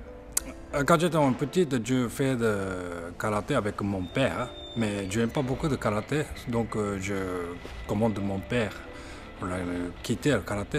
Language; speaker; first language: French; non-native, learner; Japanese